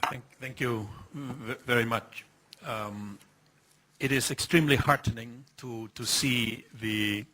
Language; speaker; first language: English; non-native, fluent; Thai